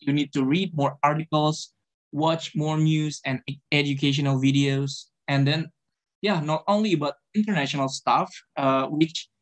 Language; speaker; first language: English; non-native, fluent; Indonesian